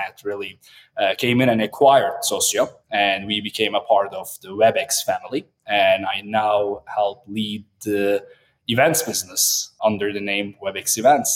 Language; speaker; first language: English; non-native, fluent; Turkish